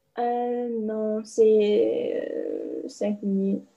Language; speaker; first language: French; non-native, learner; English